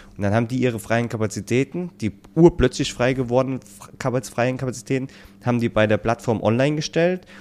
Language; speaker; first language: German; native; German